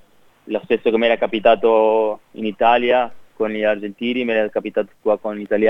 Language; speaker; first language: Italian; non-native, fluent; Spanish